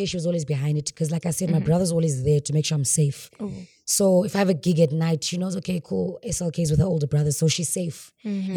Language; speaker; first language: English; non-native, local second language; Xhosa